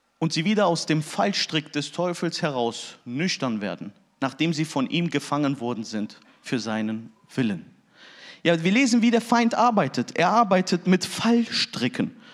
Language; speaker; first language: German; early bilingual, other home language; Turkish